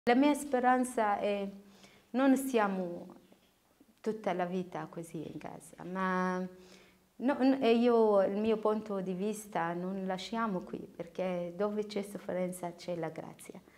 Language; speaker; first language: Italian; non-native, learner; Arabic